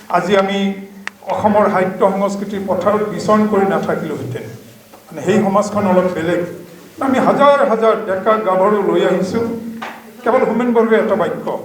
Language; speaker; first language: Assamese; non-native, local second language; Bangla